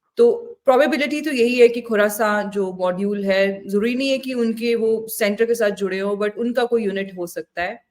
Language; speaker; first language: Hindi; native; Hindi